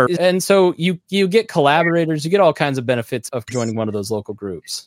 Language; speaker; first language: English; native; English